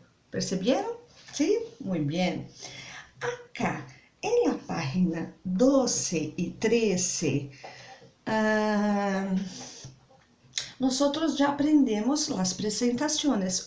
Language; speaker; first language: Spanish; non-native, learner; Portuguese